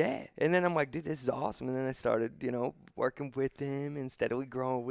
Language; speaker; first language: English; native; English